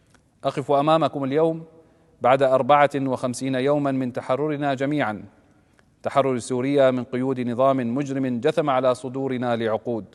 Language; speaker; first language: Arabic; native; Arabic